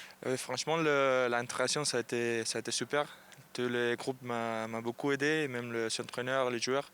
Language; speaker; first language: French; non-native, learner; Spanish